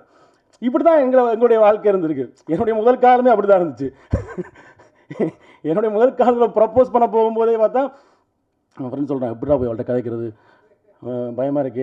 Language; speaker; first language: Tamil; native; Tamil